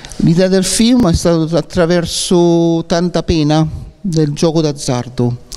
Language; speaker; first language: Italian; early bilingual, other home language; English